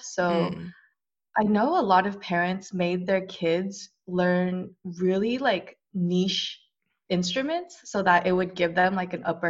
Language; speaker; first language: English; native; English